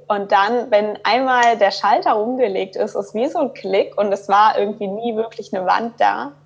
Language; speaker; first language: German; early bilingual, other home language; Croatian